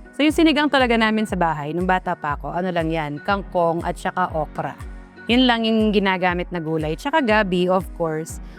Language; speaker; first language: Filipino; non-native, local second language; Pampanga